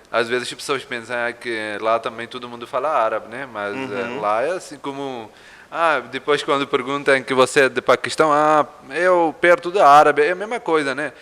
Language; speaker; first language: Portuguese; non-native, fluent; Urdu